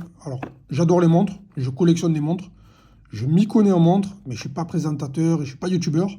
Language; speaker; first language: French; native; French